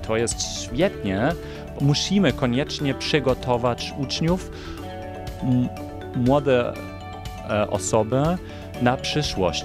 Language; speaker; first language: Polish; non-native, fluent; German